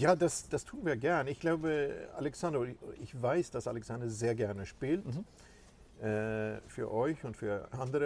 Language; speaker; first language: German; non-native, fluent; Swedish